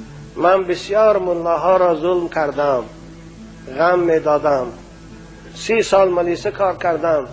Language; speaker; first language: Persian; native; Persian